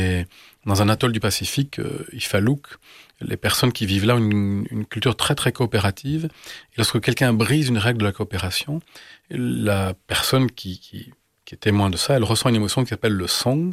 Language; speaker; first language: French; native; French